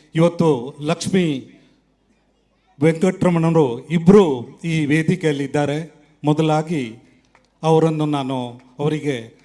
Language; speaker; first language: Kannada; non-native, local second language; Tulu